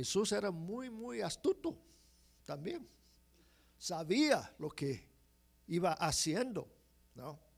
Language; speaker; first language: Spanish; non-native, fluent; English